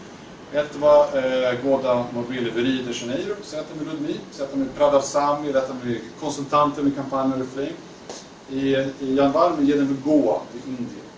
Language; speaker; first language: Russian; non-native, learner; Swedish